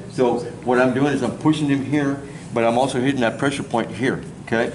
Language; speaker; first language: English; early bilingual, other home language; Spanish